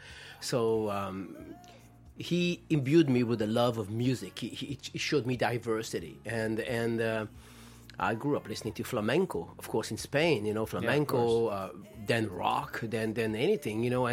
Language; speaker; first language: English; non-native, fluent; French